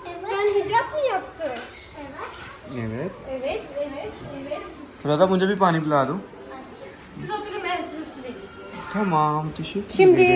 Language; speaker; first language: Turkish; non-native, learner; Urdu